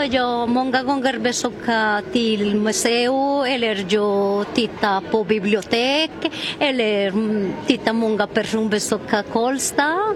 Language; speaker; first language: Swedish; non-native, learner; Spanish